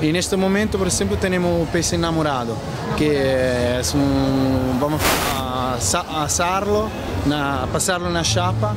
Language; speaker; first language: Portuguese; non-native, learner; Italian